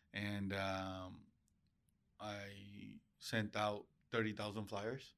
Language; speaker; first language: English; early bilingual, other home language; Spanish